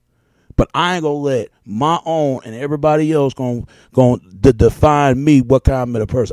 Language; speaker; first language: English; native; English